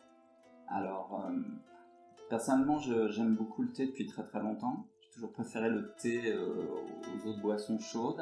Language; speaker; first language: French; native; French